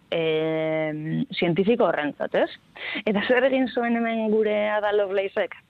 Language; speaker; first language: Basque; non-native, local second language; Spanish